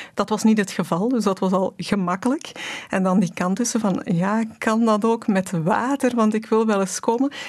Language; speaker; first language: Dutch; early bilingual, other home language; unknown